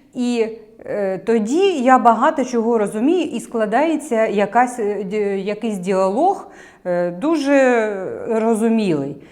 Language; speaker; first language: Ukrainian; non-native, local second language; Russian